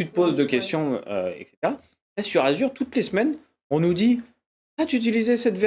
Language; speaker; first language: French; native; French